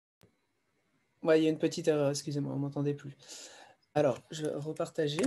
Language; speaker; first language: French; native; French